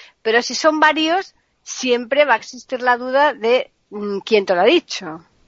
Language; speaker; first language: Spanish; native; Spanish